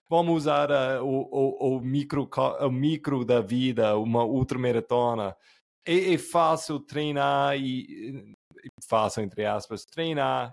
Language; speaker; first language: Portuguese; non-native, fluent; English